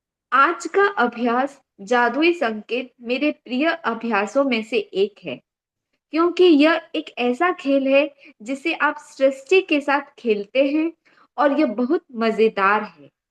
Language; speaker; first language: Hindi; native; Hindi